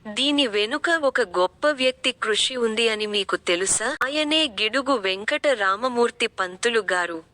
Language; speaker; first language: Telugu; native; Telugu